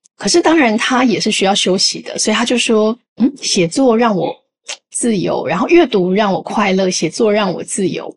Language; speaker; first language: Chinese; native; Chinese